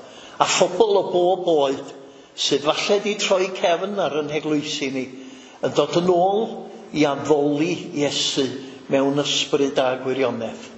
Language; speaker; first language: Welsh; native; Welsh